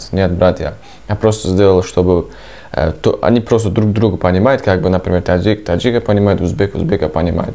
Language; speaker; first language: Russian; non-native, fluent; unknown